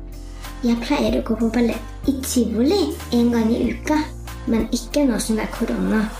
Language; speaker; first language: Norwegian; early bilingual, heritage; Norwegian